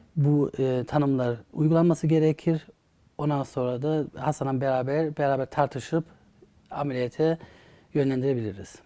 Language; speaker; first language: Turkish; early bilingual, heritage; Turkish